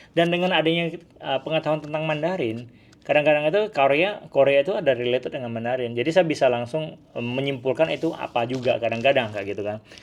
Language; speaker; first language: Indonesian; non-native, local second language; Hakka Chinese